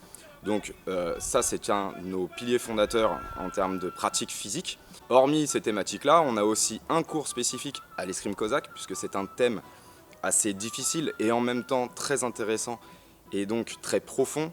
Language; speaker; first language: French; native; French